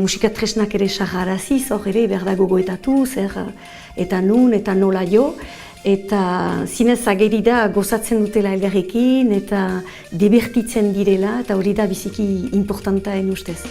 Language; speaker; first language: Basque; native; Basque